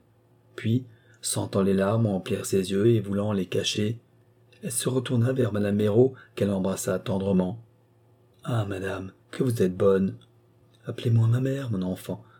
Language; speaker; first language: French; native; French